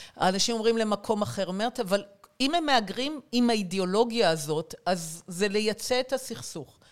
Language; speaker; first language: Hebrew; native; Hebrew